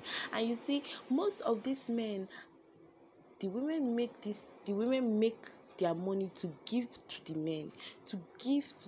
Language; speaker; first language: English; non-native, local second language; Yoruba